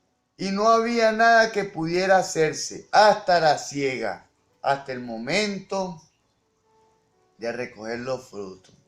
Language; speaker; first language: Spanish; native; Spanish